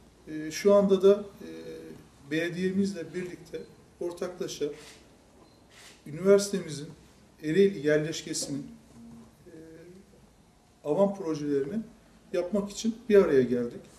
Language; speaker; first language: Turkish; native; Turkish